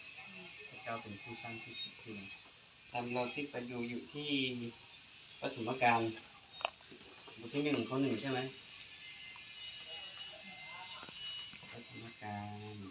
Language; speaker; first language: Thai; non-native, local second language; Hmong